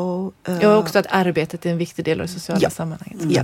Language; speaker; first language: Swedish; native; Swedish